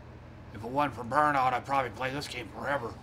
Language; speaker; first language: English; native; English